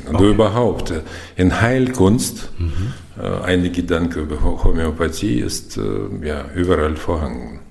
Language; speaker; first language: German; non-native, fluent; Russian